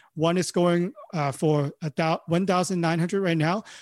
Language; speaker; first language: English; non-native, local second language; Cantonese